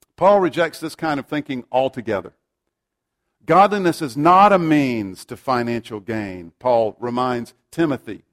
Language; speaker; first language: English; native; English